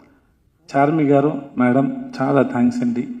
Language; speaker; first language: Telugu; non-native, learner; Tamil